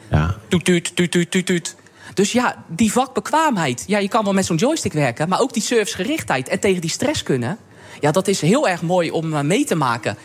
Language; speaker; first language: Dutch; native; Dutch